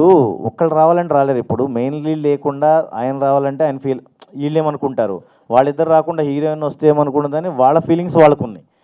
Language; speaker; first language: Telugu; native; Telugu